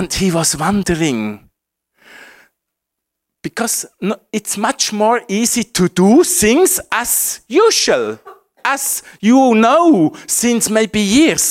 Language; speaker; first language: English; non-native, fluent; Swiss German